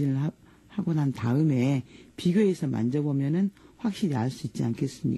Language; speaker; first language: Korean; native; Korean